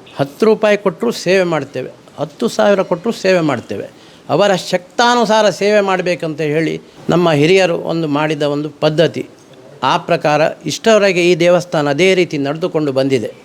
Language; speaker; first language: Kannada; non-native, local second language; Konkani